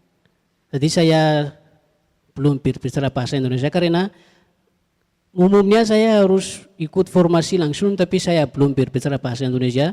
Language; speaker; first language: Indonesian; non-native, learner; Malagasy